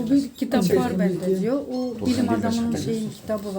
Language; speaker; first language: Turkish; non-native, fluent; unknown